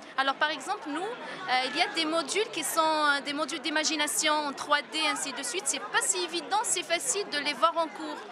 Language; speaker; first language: French; non-native, local second language; Arabic